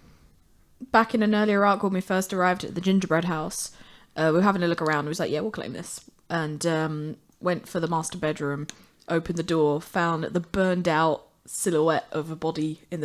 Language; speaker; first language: English; native; English